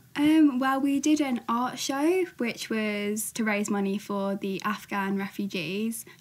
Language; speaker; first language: English; native; English